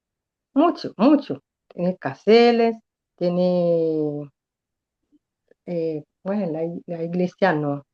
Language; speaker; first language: Spanish; non-native, learner; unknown